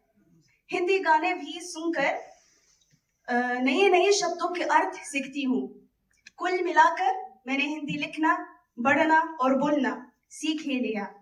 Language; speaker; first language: Hindi; non-native, fluent; Arabic